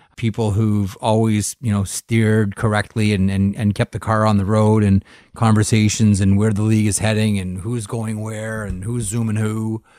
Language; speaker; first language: English; native; English